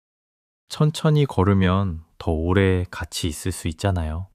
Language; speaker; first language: Korean; early bilingual, heritage; English